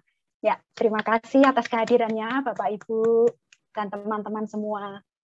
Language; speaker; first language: Indonesian; native; Indonesian